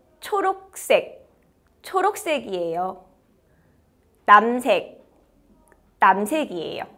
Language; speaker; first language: Korean; native; Korean